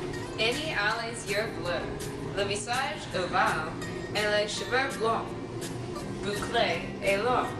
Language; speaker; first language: French; non-native, learner; English